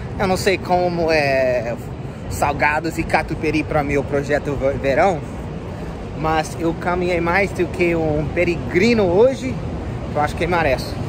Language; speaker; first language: Portuguese; non-native, fluent; English